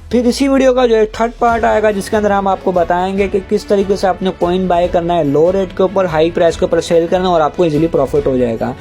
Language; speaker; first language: Urdu; non-native, local second language; Punjabi